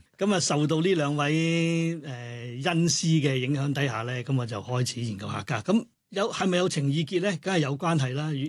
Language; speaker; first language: Cantonese; non-native, local second language; Hakka Chinese